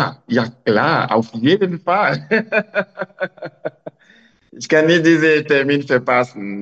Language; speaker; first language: German; non-native, local second language; French